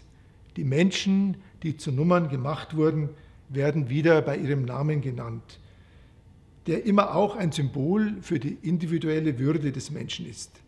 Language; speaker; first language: German; native; German